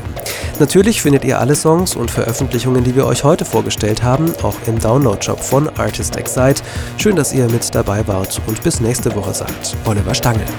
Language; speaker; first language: German; native; German